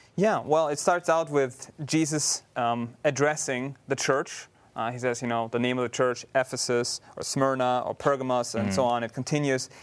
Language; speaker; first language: English; non-native, fluent; German